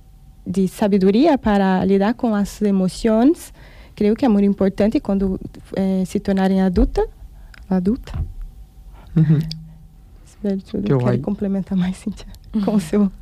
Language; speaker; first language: Spanish; non-native, fluent; Portuguese